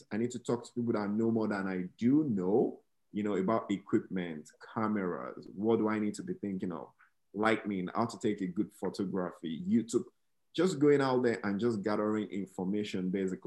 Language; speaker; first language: English; non-native, local second language; Yoruba